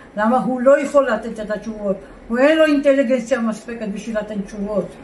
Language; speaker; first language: Hebrew; non-native, fluent; Georgian